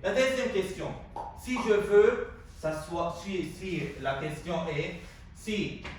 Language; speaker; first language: French; non-native, local second language; Arabic